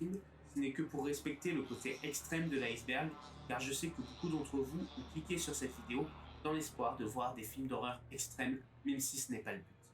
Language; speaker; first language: French; native; French